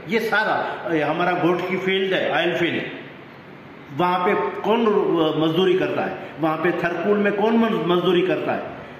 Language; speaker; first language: Urdu; non-native, local second language; Sindhi